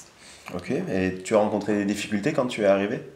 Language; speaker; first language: French; native; French